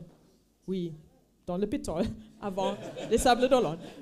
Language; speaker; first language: French; non-native, fluent; Afrikaans